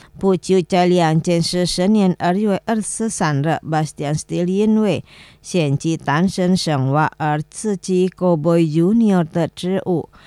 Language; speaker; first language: Chinese; non-native, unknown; Indonesian